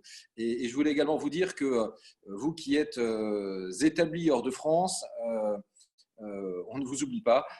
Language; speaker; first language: French; native; French